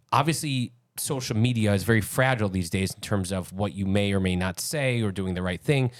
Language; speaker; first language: English; native; English